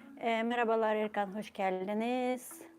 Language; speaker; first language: Turkish; non-native, fluent; Ukrainian